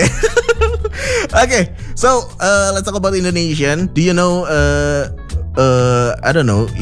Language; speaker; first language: English; non-native, fluent; Indonesian